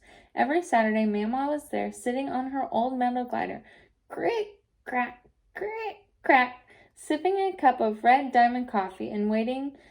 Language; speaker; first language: English; native; English